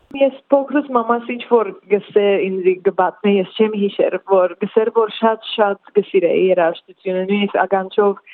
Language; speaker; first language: Armenian; early bilingual, heritage; Armenian